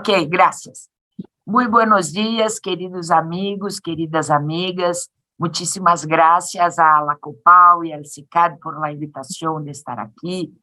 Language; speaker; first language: Spanish; non-native, learner; Portuguese